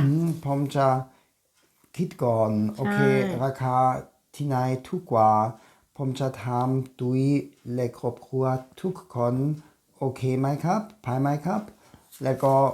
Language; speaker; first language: Thai; non-native, learner; German